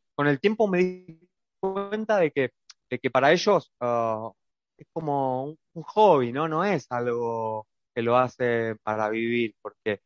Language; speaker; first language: Spanish; native; Spanish